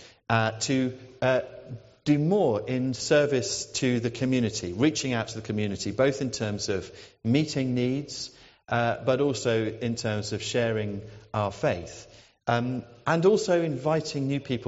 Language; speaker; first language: English; native; English